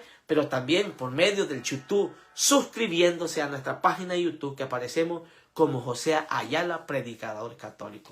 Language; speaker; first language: Spanish; native; Spanish